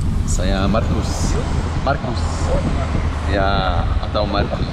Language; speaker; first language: Indonesian; non-native, learner; English